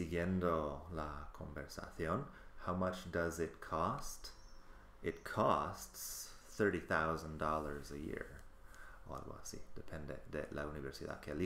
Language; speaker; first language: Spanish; non-native, fluent; English